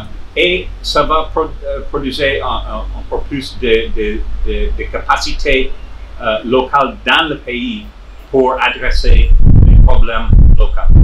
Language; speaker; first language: French; non-native, fluent; English